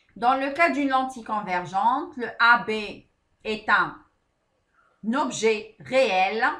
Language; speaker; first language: French; non-native, local second language; Arabic